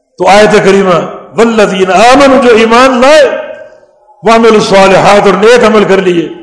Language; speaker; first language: Urdu; native; Urdu